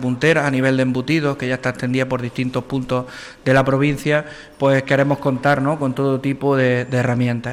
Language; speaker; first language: Spanish; native; Spanish